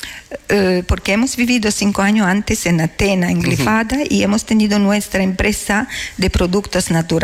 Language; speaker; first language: Spanish; non-native, learner; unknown